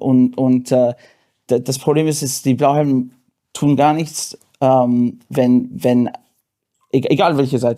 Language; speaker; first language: German; non-native, fluent; English